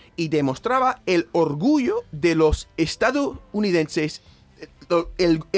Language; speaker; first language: Spanish; non-native, fluent; English